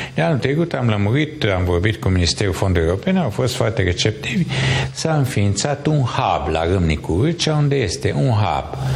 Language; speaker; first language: Romanian; non-native, local second language; Hungarian